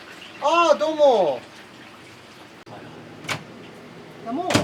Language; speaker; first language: Japanese; non-native, learner; English